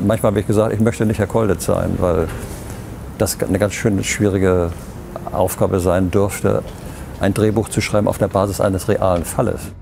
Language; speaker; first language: German; native; German